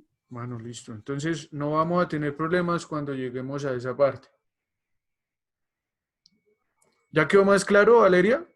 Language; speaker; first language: Spanish; native; Spanish